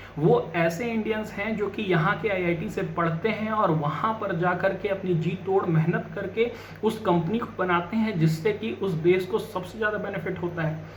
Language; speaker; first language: Hindi; native; Hindi